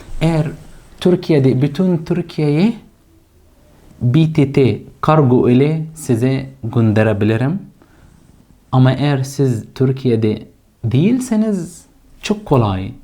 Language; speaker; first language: Turkish; non-native, fluent; Arabic